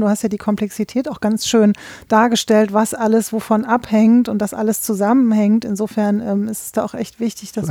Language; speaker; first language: German; native; German